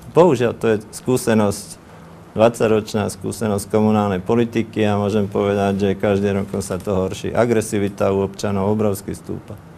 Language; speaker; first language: Slovak; native; Slovak